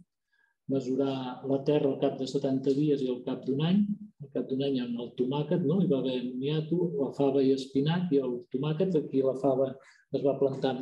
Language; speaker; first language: Catalan; native; Catalan